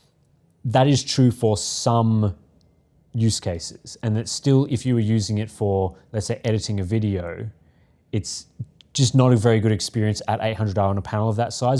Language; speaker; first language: English; native; English